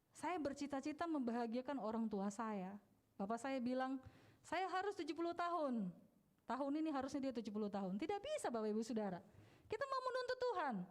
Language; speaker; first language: Indonesian; non-native, local second language; Batak Toba